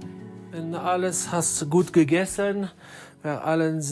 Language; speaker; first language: German; non-native, learner; French